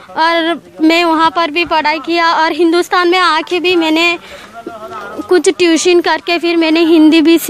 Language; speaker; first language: Hindi; non-native, learner; Rohingya